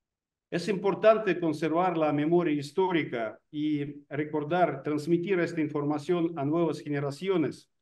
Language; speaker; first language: Spanish; non-native, fluent; Russian